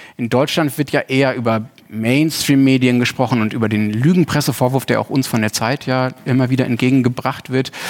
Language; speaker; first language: German; native; German